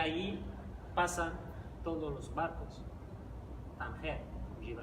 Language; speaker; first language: Spanish; non-native, fluent; Riffian